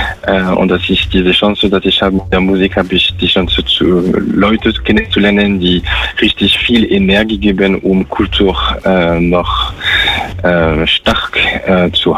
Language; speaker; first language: German; non-native, fluent; French